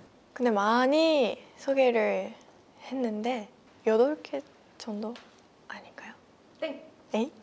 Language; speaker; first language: Korean; non-native, fluent; Japanese